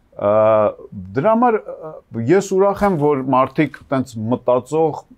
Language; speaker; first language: Armenian; native; Armenian